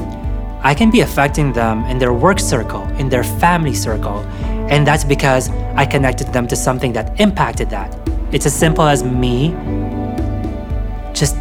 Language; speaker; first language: English; non-native, local second language; Filipino